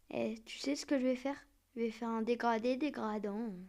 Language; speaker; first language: French; native; French